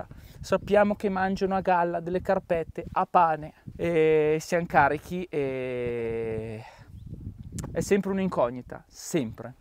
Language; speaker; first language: Italian; native; Italian